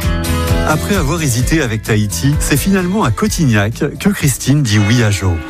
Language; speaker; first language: French; native; French